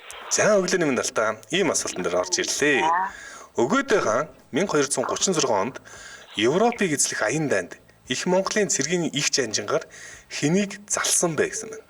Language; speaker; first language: Mongolian; native; Mongolian